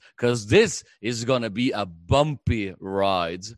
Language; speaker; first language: English; non-native, fluent; Norwegian